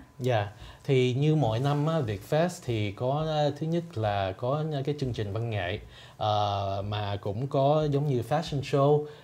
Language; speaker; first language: Vietnamese; early bilingual, heritage; Vietnamese